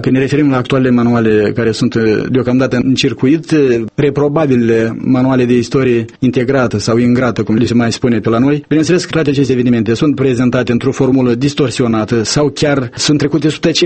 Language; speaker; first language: Romanian; native; Romanian